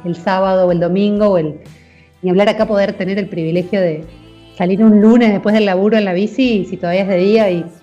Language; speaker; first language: Spanish; native; Spanish